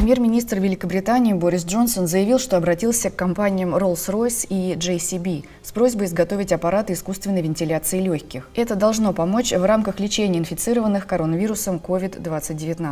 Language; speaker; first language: Russian; native; Russian